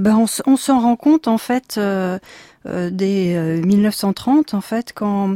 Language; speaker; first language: French; native; French